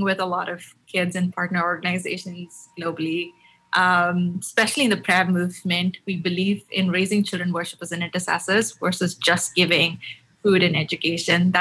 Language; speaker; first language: English; non-native, local second language; Tamil